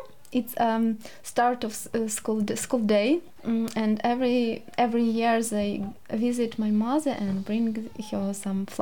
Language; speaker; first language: English; non-native, learner; Ukrainian